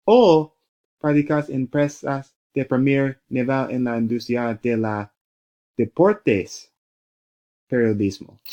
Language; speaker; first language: Spanish; non-native, learner; English